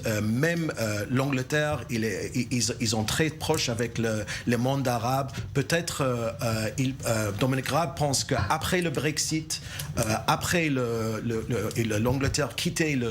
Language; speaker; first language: French; non-native, learner; English